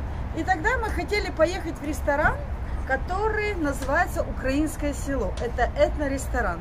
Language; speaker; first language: Russian; native; Russian